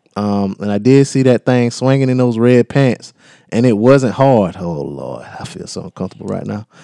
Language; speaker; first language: English; native; English